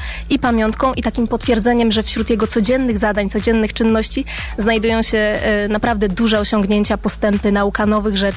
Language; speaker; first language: Polish; native; Polish